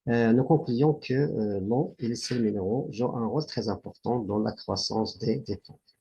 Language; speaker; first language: French; non-native, local second language; Arabic